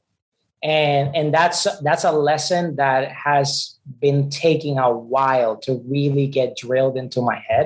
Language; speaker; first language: English; non-native, fluent; Spanish